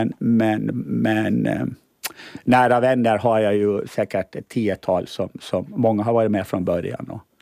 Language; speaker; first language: Swedish; native; Swedish